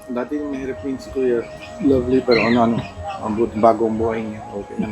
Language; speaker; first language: Filipino; non-native, learner; Punjabi